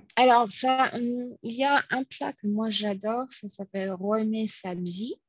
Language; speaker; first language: French; non-native, fluent; English